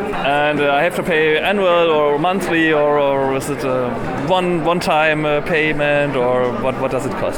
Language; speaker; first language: English; non-native, fluent; German